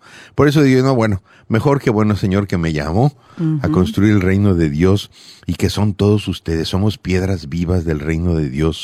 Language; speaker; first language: Spanish; native; Spanish